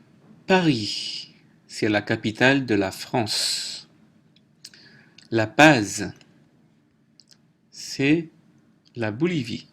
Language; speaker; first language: French; native; French